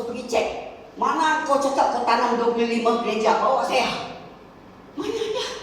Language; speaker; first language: Malay; non-native, local second language; Chinese